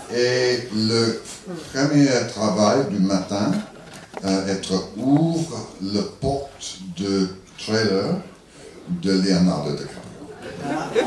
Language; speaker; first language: French; non-native, learner; English